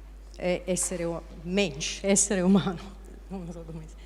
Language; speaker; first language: Italian; non-native, fluent; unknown